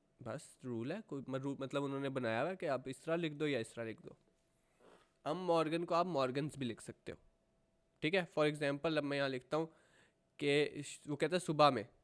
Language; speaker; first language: Urdu; native; Urdu